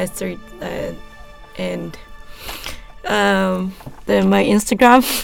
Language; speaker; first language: English; non-native, learner; Japanese